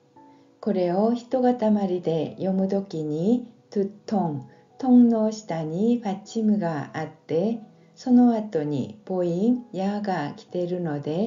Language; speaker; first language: Japanese; non-native, fluent; Korean